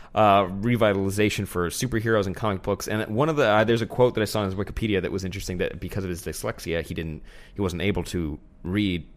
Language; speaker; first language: English; native; English